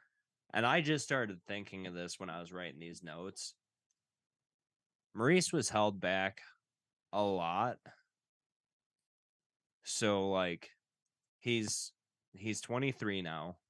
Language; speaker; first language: English; native; English